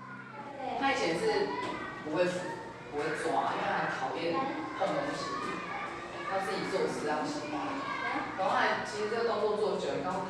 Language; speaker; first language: Chinese; native; Chinese